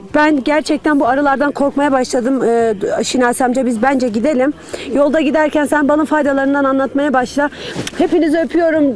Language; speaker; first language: Turkish; native; Turkish